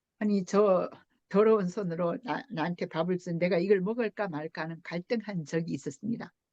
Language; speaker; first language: Korean; native; Korean